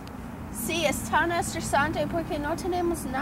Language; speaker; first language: Spanish; non-native, learner; English